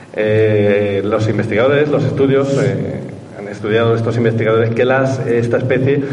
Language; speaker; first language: Spanish; native; Spanish